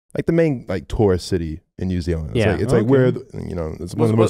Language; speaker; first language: English; native; English